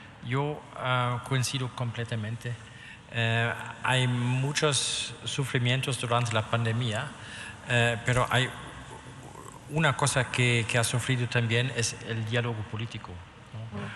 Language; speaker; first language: Spanish; non-native, fluent; German